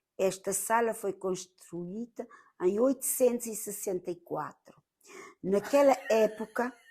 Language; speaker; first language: Portuguese; early bilingual, heritage; Portuguese